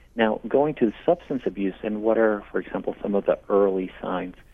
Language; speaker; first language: English; non-native, fluent; Spanish